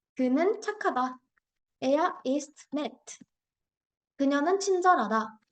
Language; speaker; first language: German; non-native, fluent; Korean